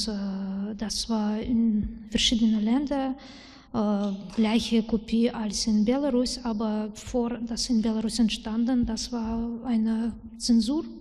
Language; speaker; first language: German; non-native, learner; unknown